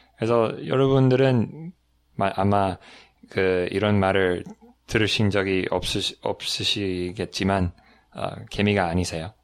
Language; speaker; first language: Korean; non-native, fluent; English